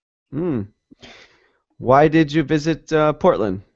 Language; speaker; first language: English; native; English